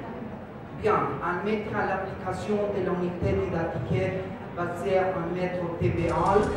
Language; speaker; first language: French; non-native, learner; Spanish